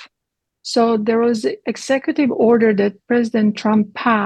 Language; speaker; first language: English; non-native, fluent; Croatian